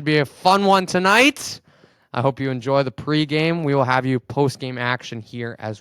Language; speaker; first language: English; native; English